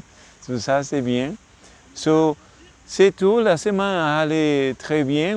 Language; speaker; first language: French; non-native, learner; English